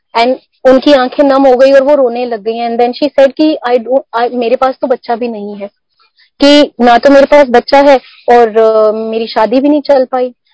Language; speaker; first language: Hindi; non-native, local second language; Punjabi